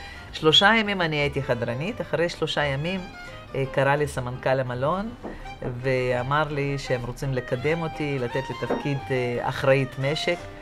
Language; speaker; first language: Hebrew; non-native, fluent; Russian